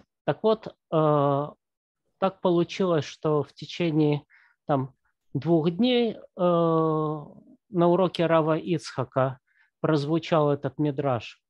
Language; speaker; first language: Russian; native; Russian